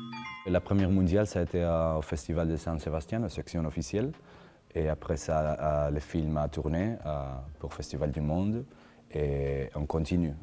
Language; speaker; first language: French; non-native, learner; Spanish